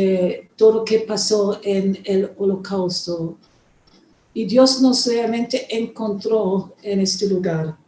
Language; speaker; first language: Spanish; non-native, fluent; German